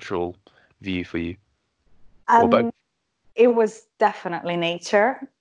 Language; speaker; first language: English; non-native, fluent; Croatian